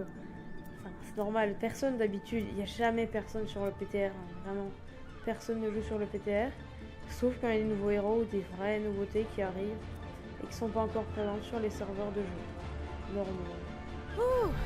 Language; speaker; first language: French; native; French